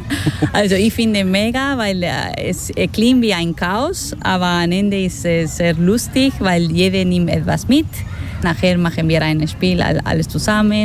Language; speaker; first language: German; non-native, fluent; Spanish